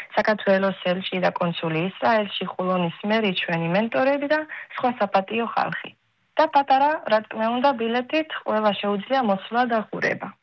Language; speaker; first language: Georgian; early bilingual, heritage; Georgian